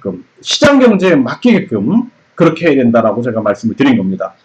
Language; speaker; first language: Korean; native; Korean